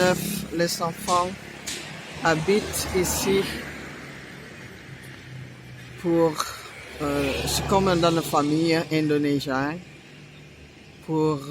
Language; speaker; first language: French; non-native, learner; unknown